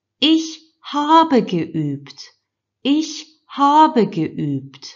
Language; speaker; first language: German; non-native, fluent; Turkish